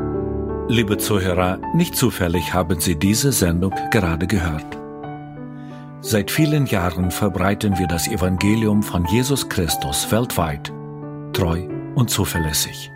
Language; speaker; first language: German; native; German